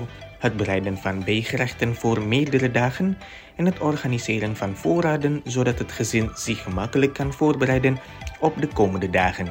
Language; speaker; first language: Dutch; non-native, fluent; Indonesian